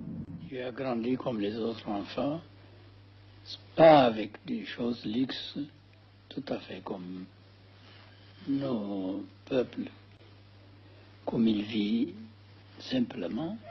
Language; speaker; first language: French; non-native, fluent; Amharic